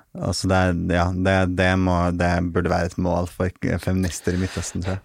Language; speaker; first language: Norwegian; early bilingual, other home language; Arabic